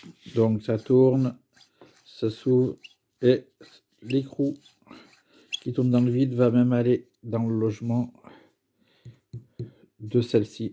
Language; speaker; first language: French; native; French